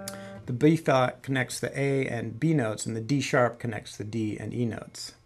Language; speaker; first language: English; native; English